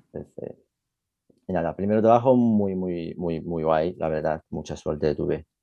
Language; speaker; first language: Spanish; non-native, fluent; Chinese